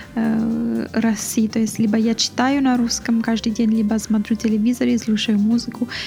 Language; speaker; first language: Russian; non-native, fluent; Italian